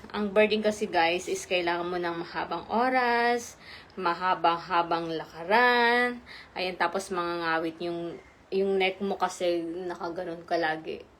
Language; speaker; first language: Filipino; non-native, local second language; Iloko